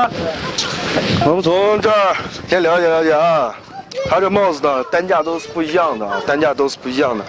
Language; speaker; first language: Chinese; native; Chinese